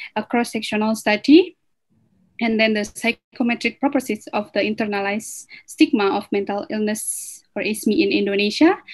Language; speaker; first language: English; non-native, fluent; Indonesian